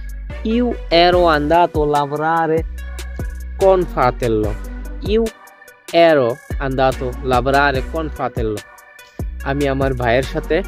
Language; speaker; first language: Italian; non-native, learner; Bangla